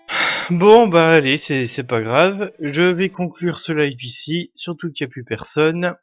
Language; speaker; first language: French; native; French